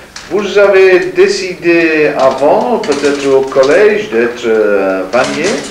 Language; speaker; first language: French; non-native, learner; English